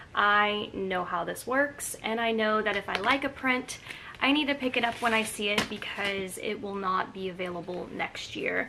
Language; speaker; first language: English; native; English